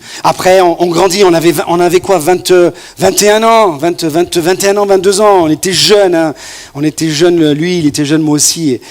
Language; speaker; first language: French; native; French